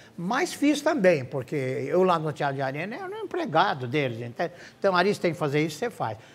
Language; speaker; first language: Portuguese; native; Portuguese